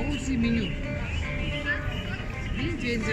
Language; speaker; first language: English; non-native, learner; Russian